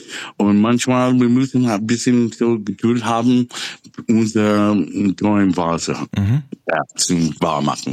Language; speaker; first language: German; non-native, fluent; English